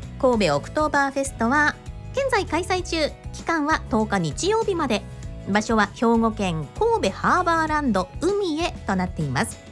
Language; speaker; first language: Japanese; native; Japanese